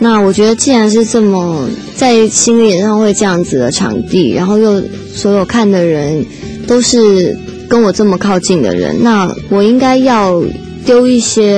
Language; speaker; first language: Chinese; native; Chinese